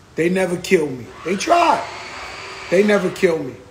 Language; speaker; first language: English; native; English